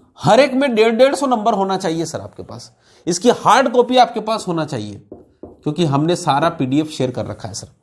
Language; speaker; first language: Hindi; native; Hindi